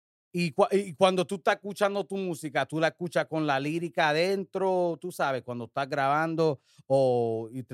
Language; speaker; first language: Spanish; early bilingual, heritage; Spanish